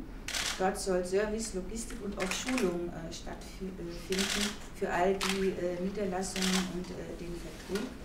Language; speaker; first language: German; native; German